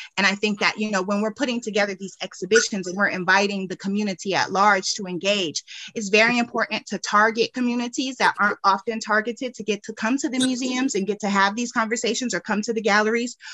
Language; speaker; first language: English; native; English